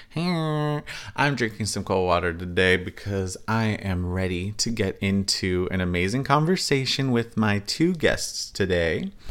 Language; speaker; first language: English; native; English